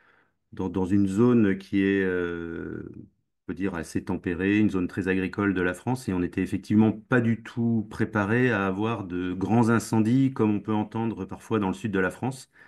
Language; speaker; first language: French; native; French